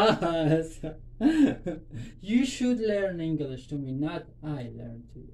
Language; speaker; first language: English; non-native, learner; Persian